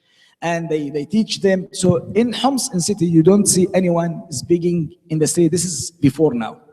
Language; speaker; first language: English; non-native, fluent; Arabic